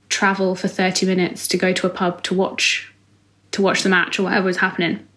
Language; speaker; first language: English; native; English